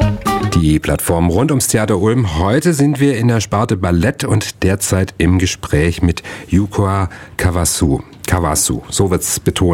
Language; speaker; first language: German; native; German